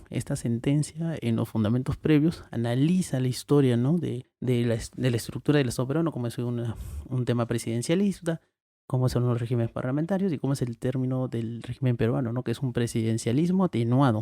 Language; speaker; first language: Spanish; native; Spanish